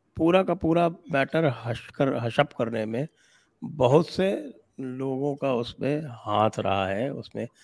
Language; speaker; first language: Hindi; native; Hindi